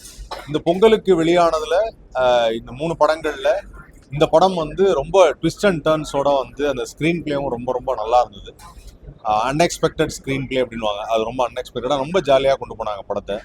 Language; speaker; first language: Tamil; native; Tamil